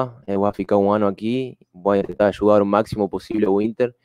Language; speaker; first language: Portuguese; non-native, fluent; Spanish